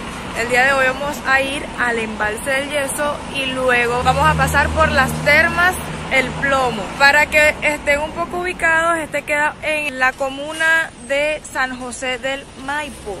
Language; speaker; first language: Spanish; native; Spanish